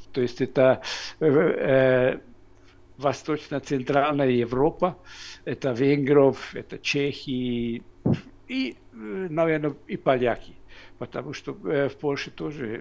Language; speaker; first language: Russian; non-native, fluent; Hungarian